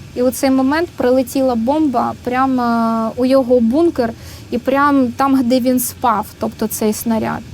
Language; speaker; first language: Ukrainian; native; Ukrainian